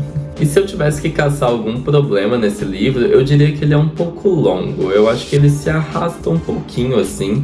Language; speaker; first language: Portuguese; native; Portuguese